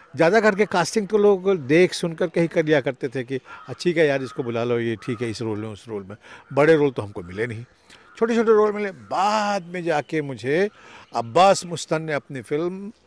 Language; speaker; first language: Hindi; native; Hindi